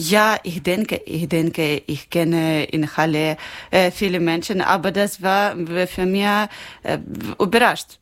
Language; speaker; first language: German; non-native, learner; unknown